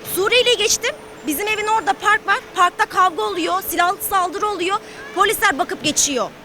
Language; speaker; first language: Turkish; native; Turkish